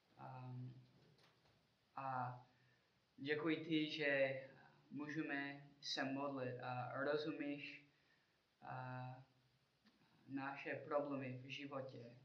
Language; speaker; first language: Czech; non-native, learner; English